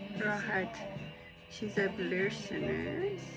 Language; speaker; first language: Turkish; non-native, learner; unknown